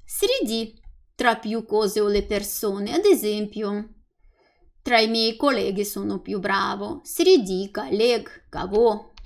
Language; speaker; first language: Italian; non-native, fluent; Russian